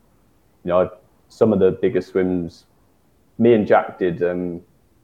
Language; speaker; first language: English; native; English